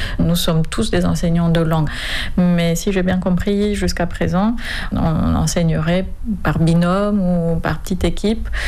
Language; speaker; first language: French; non-native, fluent; Romanian